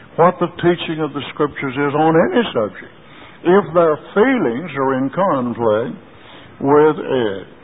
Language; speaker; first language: English; native; English